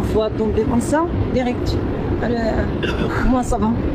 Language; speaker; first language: French; non-native, local second language; Arabic